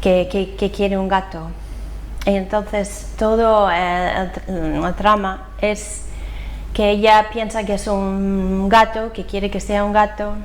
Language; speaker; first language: Spanish; non-native, fluent; English